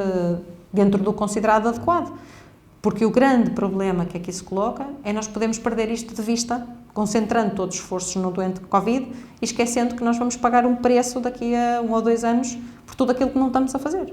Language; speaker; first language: Portuguese; native; Portuguese